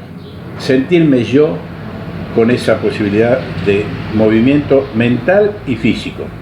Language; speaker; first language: Spanish; native; Spanish